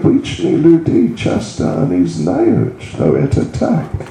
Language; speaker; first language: Russian; non-native, learner; English